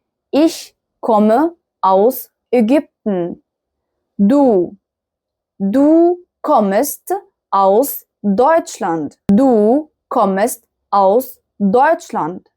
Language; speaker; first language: German; non-native, fluent; Arabic